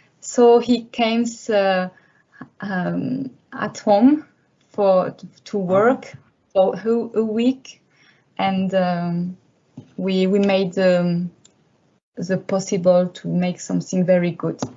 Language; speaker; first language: English; non-native, learner; French